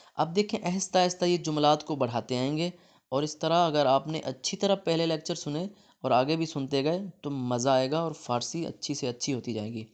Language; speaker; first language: Urdu; native; Urdu